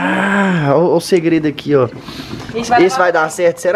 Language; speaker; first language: Portuguese; native; Portuguese